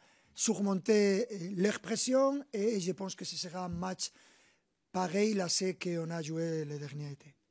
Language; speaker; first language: French; non-native, fluent; Spanish